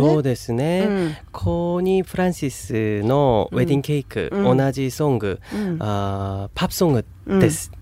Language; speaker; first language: Japanese; non-native, learner; Korean